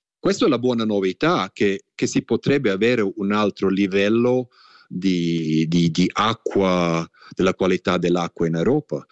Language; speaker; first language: Italian; non-native, local second language; German